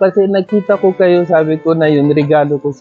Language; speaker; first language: Filipino; non-native, learner; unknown